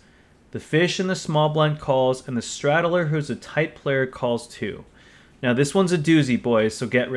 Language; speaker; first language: English; native; English